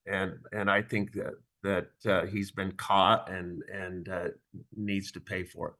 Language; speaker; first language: English; native; English